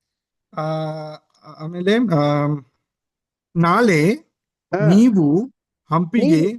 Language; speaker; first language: Kannada; non-native, learner; English